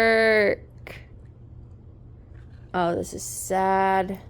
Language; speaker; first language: English; native; English